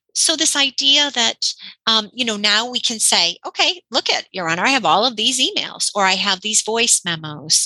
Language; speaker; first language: English; native; English